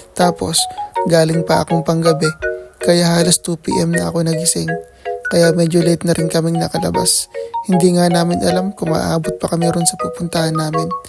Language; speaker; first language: Filipino; native; Filipino